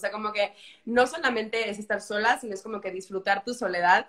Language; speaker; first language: Spanish; early bilingual, heritage; Spanish